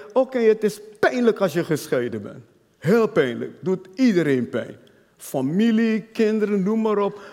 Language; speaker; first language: Dutch; non-native, fluent; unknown